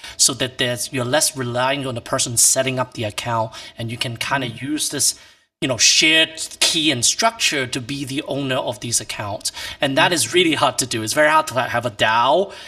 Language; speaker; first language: English; non-native, local second language; Cantonese